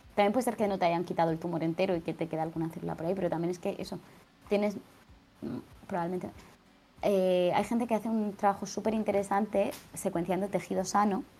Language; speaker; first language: Spanish; native; Spanish